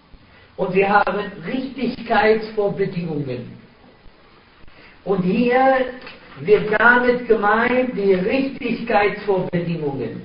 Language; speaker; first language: German; non-native, fluent; Arabic